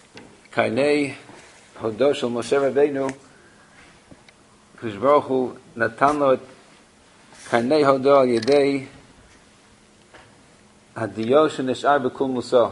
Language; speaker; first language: Hebrew; non-native, fluent; English